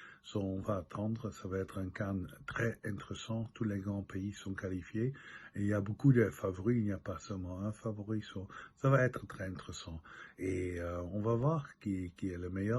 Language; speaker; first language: French; non-native, local second language; Dutch